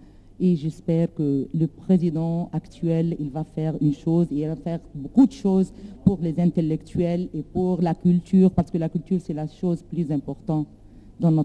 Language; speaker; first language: French; non-native, learner; Arabic